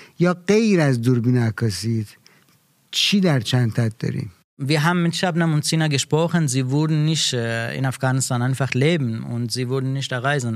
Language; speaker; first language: German; non-native, learner; Persian